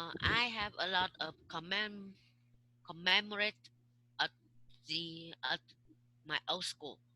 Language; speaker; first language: English; non-native, learner; Vietnamese